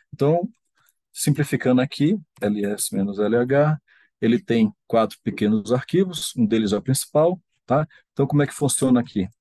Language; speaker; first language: Portuguese; native; Portuguese